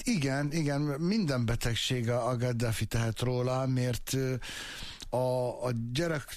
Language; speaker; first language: Hungarian; non-native, fluent; Arabic